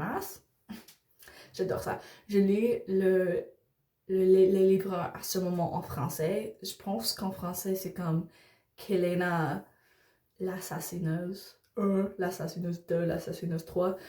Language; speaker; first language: French; non-native, learner; English